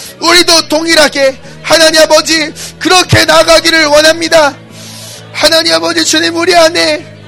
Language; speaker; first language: Korean; native; Korean